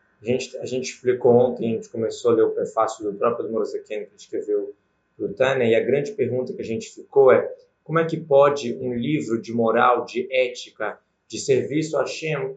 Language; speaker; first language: Portuguese; native; Portuguese